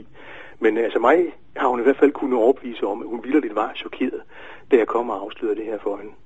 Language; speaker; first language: Danish; native; Danish